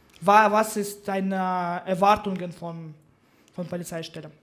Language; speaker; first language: German; non-native, learner; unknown